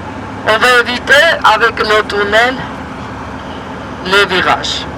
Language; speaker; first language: French; non-native, fluent; Georgian